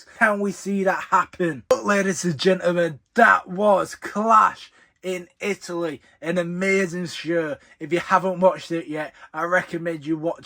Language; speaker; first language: English; native; English